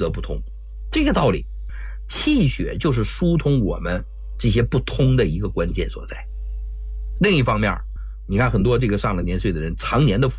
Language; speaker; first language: Chinese; native; Chinese